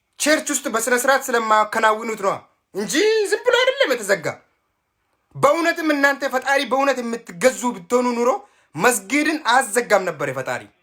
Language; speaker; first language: Amharic; native; Amharic